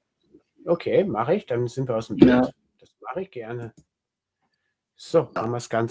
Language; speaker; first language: German; native; German